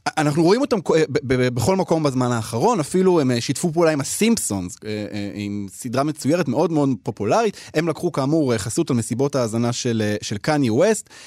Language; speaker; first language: Hebrew; native; Hebrew